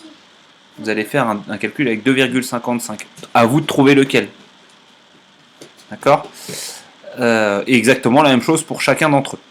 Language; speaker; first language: French; native; French